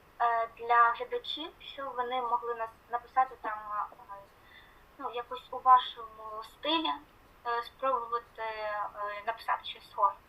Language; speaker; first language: Ukrainian; native; Ukrainian